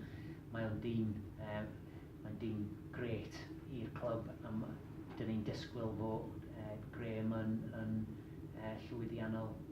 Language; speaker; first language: Welsh; non-native, learner; English